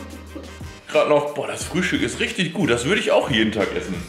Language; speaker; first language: German; native; German